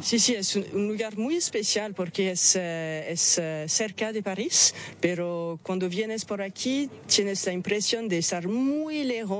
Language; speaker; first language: Spanish; non-native, fluent; French